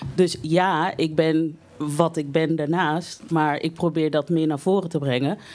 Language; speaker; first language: Dutch; early bilingual, other home language; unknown